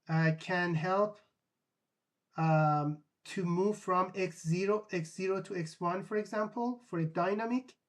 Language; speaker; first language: English; non-native, fluent; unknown